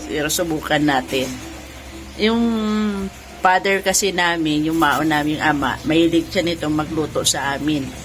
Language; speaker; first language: Filipino; native; Filipino